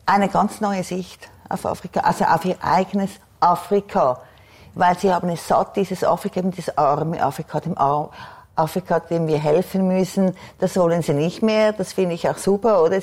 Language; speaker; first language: German; native; German